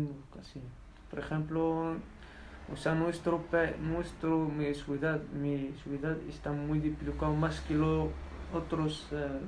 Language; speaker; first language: Spanish; non-native, learner; Berber languages